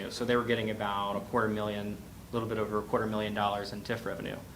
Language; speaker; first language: English; native; English